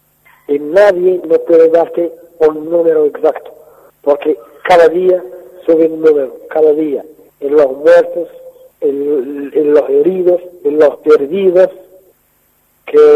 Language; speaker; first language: Spanish; non-native, fluent; Arabic